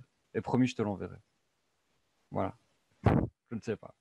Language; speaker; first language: French; native; French